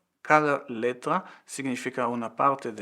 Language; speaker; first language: Spanish; non-native, fluent; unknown